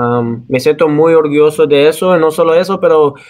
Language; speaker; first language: Spanish; early bilingual, heritage; Spanish